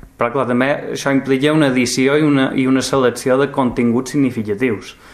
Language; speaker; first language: Catalan; native; Catalan